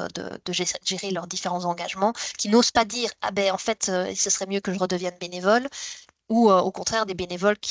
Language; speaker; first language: French; native; French